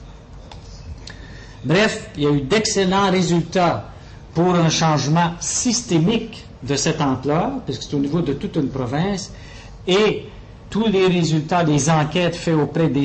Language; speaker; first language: French; native; French